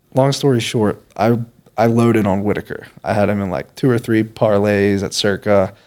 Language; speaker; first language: English; native; English